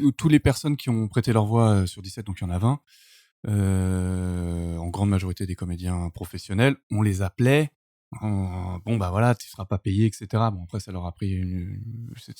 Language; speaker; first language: French; native; French